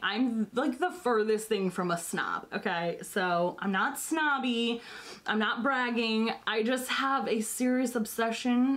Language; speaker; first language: English; native; English